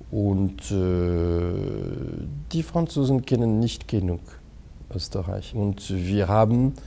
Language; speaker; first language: German; non-native, fluent; French